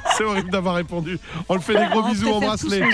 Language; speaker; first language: French; native; French